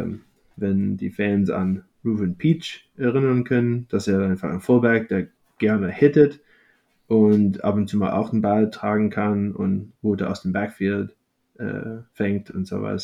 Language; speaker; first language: German; non-native, fluent; English